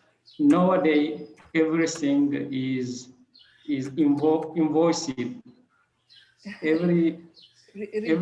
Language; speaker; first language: English; non-native, learner; French